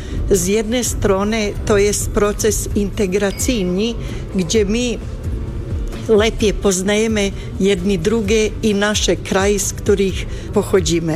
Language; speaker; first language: Polish; non-native, fluent; Bosnian